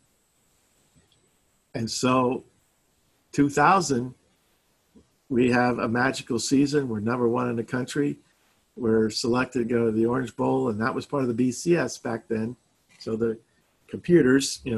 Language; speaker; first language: English; native; English